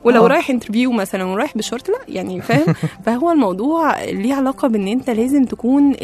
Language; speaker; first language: Arabic; native; Arabic